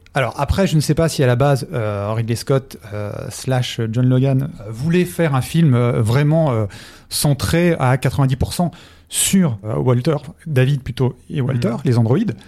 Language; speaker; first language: French; native; French